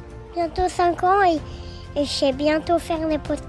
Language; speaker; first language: French; native; French